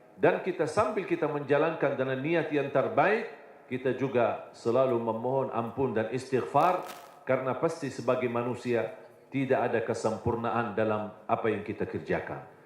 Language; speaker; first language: Indonesian; non-native, fluent; Arabic